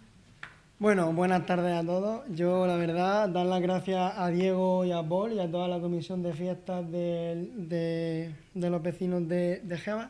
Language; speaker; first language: Spanish; native; Spanish